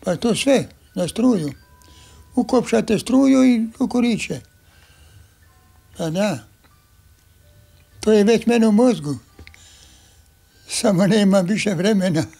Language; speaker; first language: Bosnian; non-native, local second language; Hungarian